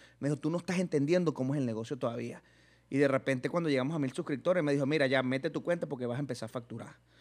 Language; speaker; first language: Spanish; native; Spanish